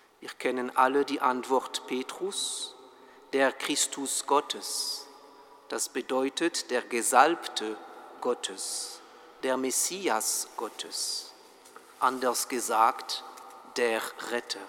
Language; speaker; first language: German; non-native, fluent; French